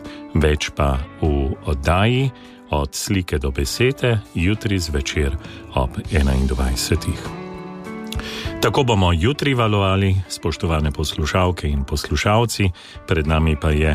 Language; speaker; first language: Slovenian; native; Slovenian